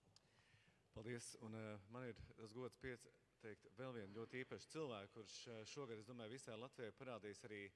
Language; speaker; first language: Latvian; native; Latvian